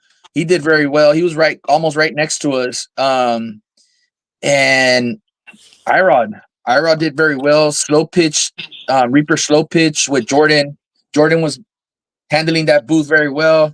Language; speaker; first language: English; native; English